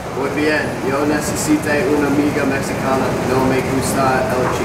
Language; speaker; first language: Spanish; non-native, learner; English